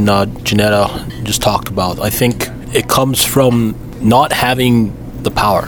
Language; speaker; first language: English; non-native, local second language; Igbo